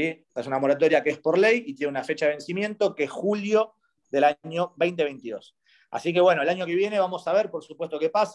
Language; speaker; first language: Spanish; native; Spanish